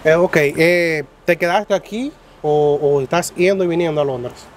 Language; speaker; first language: Spanish; native; Spanish